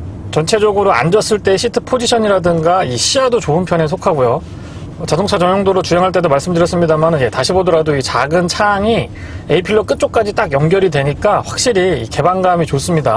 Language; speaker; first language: Korean; native; Korean